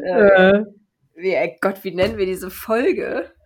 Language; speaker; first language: German; native; German